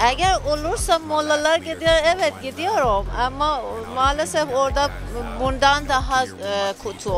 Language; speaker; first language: Turkish; non-native, local second language; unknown